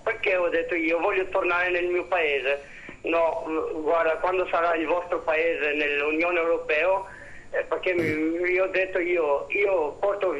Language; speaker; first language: Italian; non-native, fluent; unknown